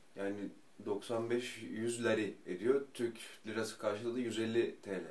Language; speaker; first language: Turkish; native; Turkish